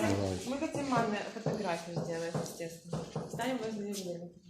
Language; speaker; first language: Russian; native; Russian